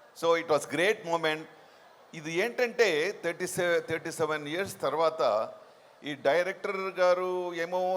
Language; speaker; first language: Telugu; non-native, local second language; Tamil